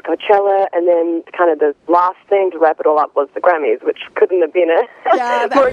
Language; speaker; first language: English; native; English